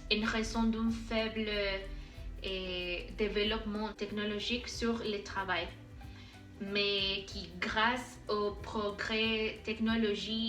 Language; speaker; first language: French; non-native, learner; Spanish